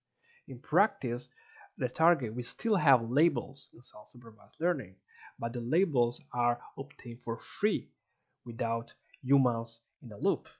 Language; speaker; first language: English; non-native, fluent; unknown